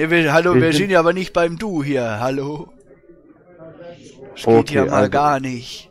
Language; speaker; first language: German; native; German